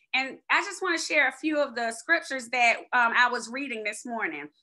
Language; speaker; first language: English; native; English